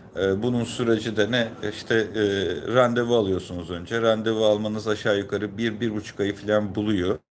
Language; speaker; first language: Turkish; native; Turkish